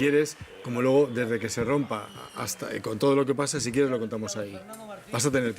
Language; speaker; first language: Spanish; native; Spanish